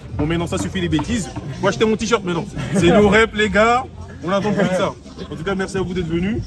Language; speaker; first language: French; native; French